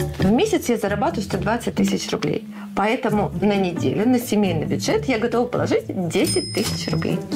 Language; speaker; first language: Russian; native; Russian